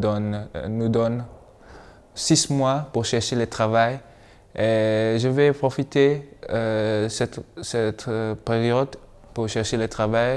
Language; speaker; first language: French; non-native, learner; Malay